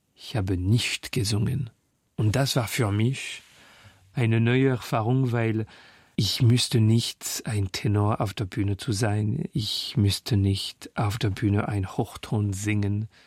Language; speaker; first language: German; non-native, fluent; French